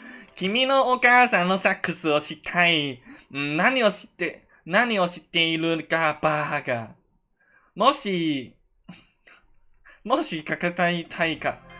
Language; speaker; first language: Japanese; non-native, learner; Cantonese